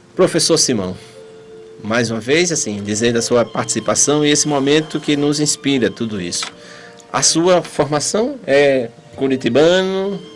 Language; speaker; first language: Portuguese; native; Portuguese